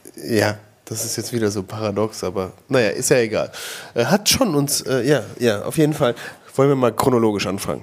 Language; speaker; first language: German; native; German